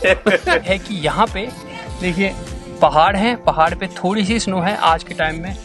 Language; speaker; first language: Hindi; native; Hindi